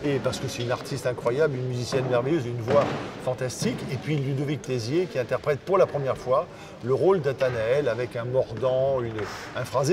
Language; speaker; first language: French; native; French